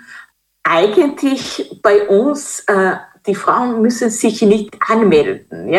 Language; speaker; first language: German; non-native, fluent; Kinyarwanda